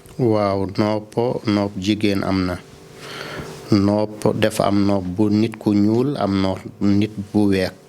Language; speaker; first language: Wolof; non-native, local second language; Fula